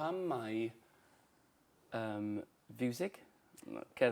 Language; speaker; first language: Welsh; non-native, learner; English